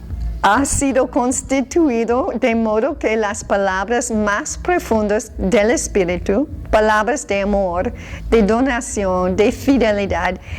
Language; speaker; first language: Spanish; non-native, fluent; English